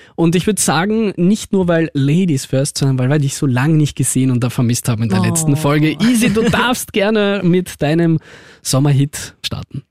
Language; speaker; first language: German; early bilingual, other home language; Russian